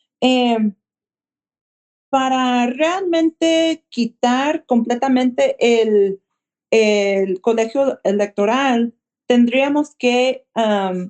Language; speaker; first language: Spanish; early bilingual, heritage; Spanish